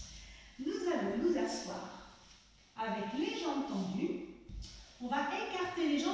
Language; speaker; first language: French; native; French